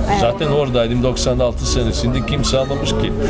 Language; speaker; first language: Turkish; non-native, fluent; Serbian